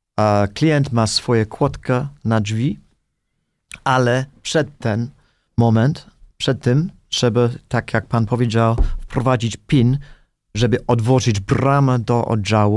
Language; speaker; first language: Polish; non-native, fluent; English